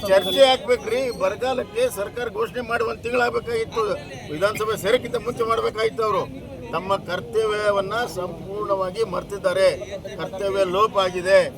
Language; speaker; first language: Kannada; native; Kannada